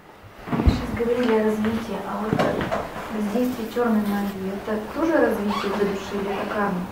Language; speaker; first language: Russian; native; Russian